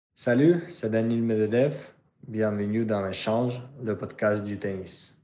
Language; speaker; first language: French; non-native, fluent; Russian